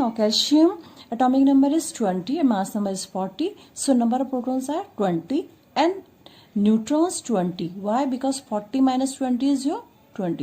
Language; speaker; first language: English; non-native, local second language; Hindi